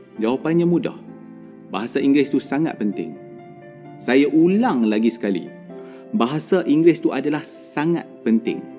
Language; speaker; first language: Malay; native; Malay